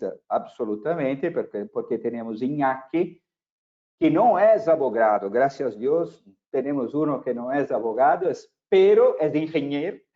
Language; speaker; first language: Spanish; non-native, fluent; Portuguese